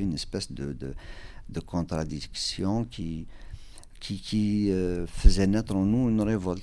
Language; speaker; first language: French; non-native, local second language; Kabyle